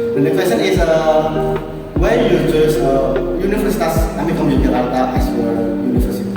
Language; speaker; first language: English; non-native, learner; Indonesian